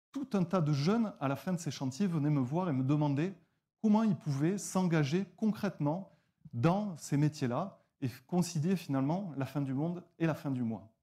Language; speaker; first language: French; native; French